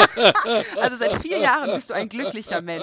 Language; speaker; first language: German; native; German